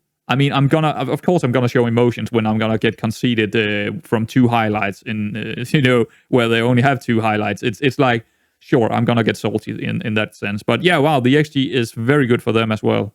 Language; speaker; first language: English; non-native, fluent; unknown